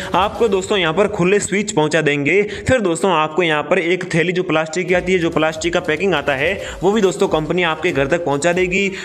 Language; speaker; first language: Hindi; native; Hindi